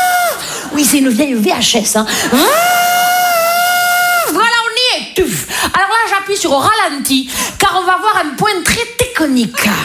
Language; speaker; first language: French; native; French